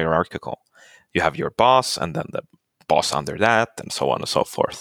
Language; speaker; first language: English; non-native, fluent; Swedish